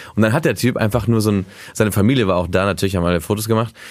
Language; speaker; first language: German; early bilingual, heritage; German